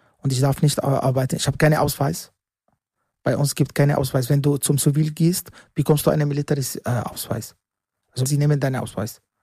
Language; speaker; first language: German; non-native, learner; Arabic